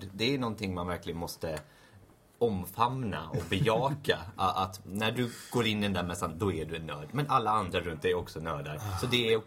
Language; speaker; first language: Swedish; native; Swedish